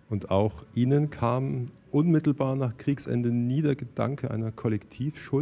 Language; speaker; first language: German; native; German